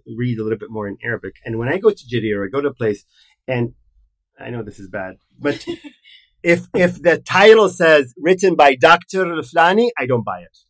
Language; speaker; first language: English; non-native, fluent; Arabic